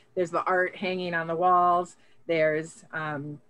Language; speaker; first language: English; native; English